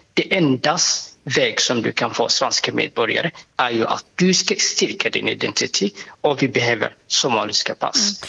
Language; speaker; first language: Swedish; non-native, fluent; Somali